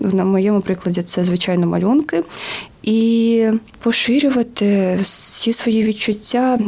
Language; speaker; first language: Ukrainian; native; Ukrainian